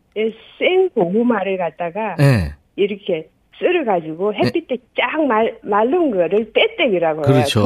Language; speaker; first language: Korean; native; Korean